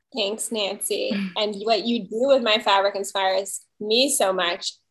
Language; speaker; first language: English; native; English